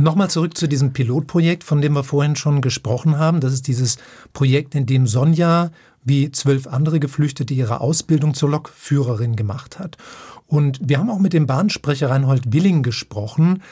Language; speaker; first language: German; native; German